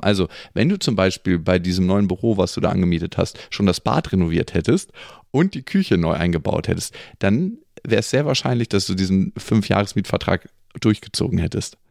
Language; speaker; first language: German; native; German